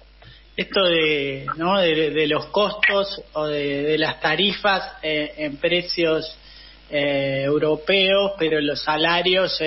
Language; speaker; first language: Spanish; native; Spanish